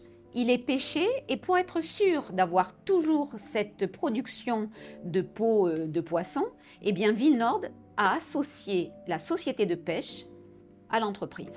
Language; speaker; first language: French; native; French